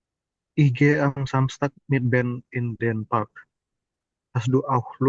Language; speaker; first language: German; non-native, learner; Indonesian